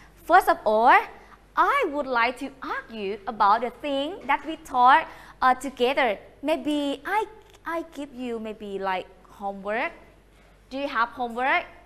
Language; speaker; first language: English; non-native, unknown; Thai